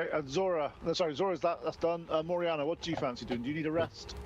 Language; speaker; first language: English; native; English